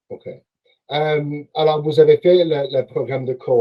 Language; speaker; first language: French; non-native, local second language; English